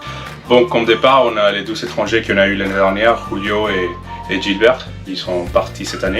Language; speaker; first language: French; non-native, fluent; Spanish